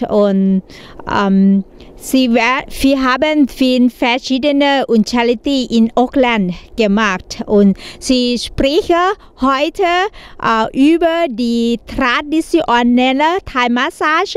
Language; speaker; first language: German; non-native, learner; Thai